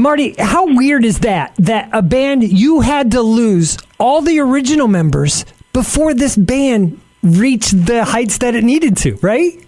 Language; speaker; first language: English; native; English